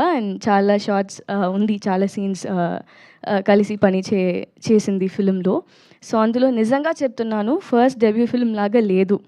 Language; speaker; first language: Telugu; non-native, learner; Tamil